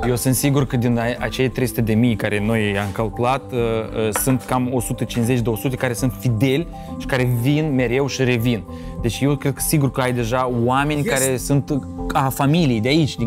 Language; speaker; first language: Romanian; native; Romanian